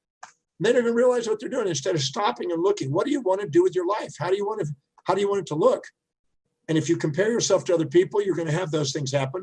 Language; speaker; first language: English; native; English